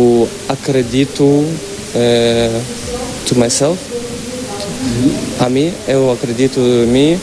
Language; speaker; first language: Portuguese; non-native, learner; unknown